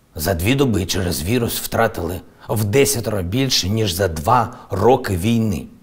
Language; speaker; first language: Ukrainian; non-native, local second language; Russian